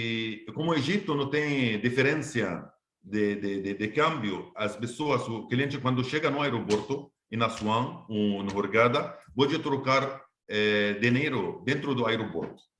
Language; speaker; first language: Portuguese; non-native, fluent; Arabic